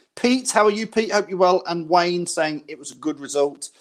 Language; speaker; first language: English; native; English